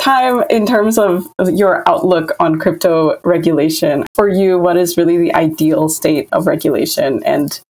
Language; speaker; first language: English; non-native, local second language; Filipino